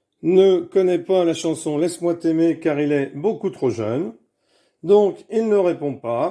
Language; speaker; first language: French; native; French